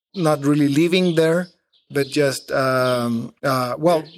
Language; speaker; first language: English; non-native, fluent; Spanish